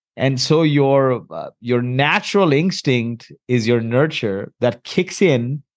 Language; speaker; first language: English; early bilingual, heritage; Arabic